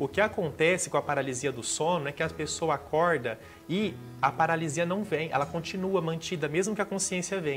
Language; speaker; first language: Portuguese; native; Portuguese